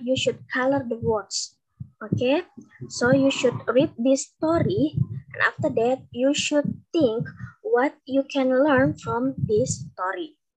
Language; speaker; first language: English; non-native, learner; Indonesian